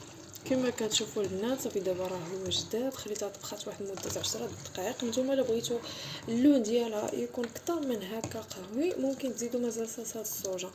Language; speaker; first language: Arabic; native; Arabic